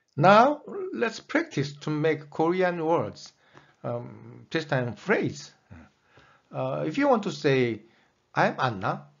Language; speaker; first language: English; non-native, fluent; Korean